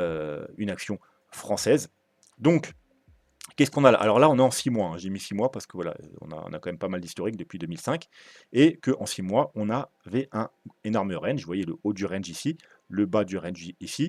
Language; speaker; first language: French; native; French